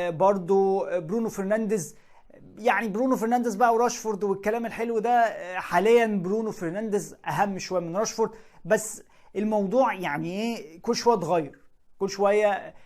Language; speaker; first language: Arabic; native; Arabic